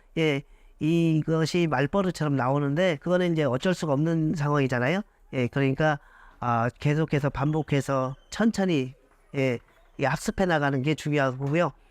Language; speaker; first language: Korean; native; Korean